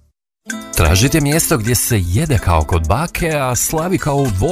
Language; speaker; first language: Croatian; native; Croatian